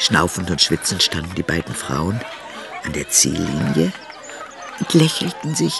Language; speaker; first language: German; native; German